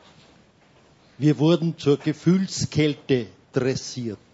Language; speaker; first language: German; native; German